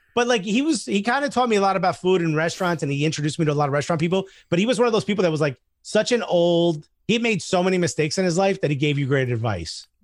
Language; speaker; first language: English; native; English